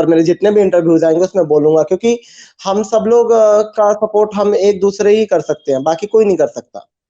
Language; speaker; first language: Hindi; native; Hindi